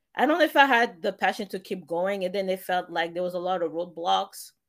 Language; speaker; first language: English; non-native, fluent; French